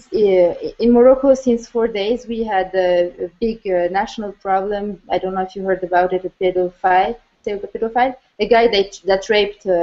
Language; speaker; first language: English; non-native, fluent; Arabic